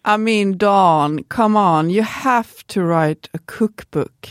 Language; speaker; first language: English; non-native, fluent; Swedish